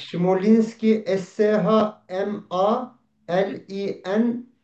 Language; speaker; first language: German; non-native, learner; Turkish